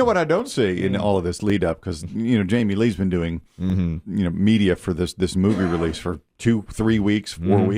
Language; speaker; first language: English; native; English